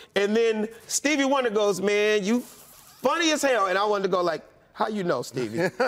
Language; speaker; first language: English; native; English